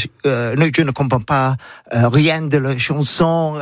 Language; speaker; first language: French; non-native, learner; English